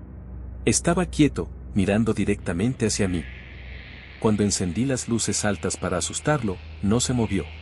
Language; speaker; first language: Spanish; native; Spanish